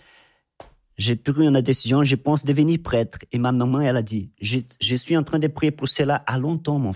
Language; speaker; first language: French; non-native, fluent; Portuguese